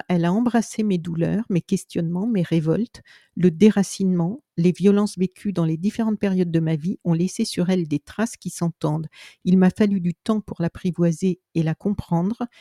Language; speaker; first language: French; native; French